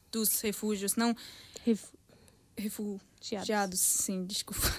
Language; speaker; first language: Portuguese; early bilingual, heritage; Portuguese